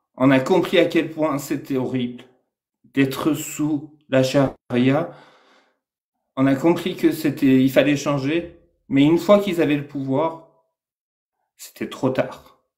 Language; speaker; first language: French; non-native, fluent; Persian